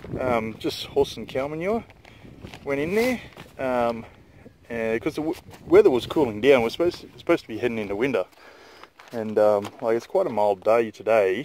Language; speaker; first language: English; native; English